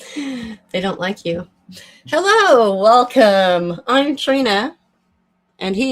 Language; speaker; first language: English; native; English